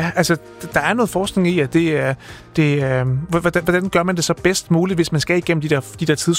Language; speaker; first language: Danish; native; Danish